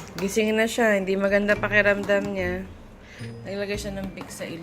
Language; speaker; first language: Filipino; native; Filipino